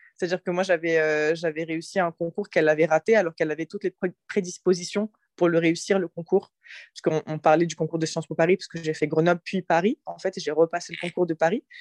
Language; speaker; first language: French; early bilingual, other home language; Arabic